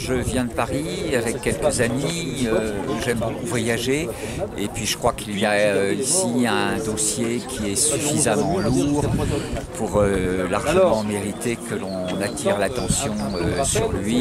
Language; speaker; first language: French; native; French